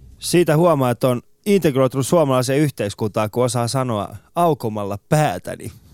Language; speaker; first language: Finnish; early bilingual, other home language; Persian